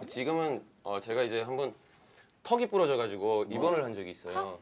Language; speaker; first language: Korean; non-native, fluent; Turkish